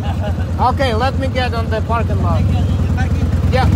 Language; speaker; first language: English; non-native, fluent; Ukrainian